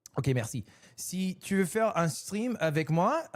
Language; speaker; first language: French; early bilingual, heritage; French